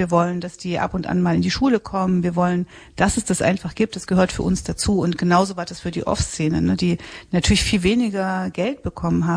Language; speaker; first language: German; native; German